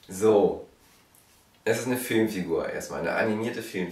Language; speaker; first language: German; native; German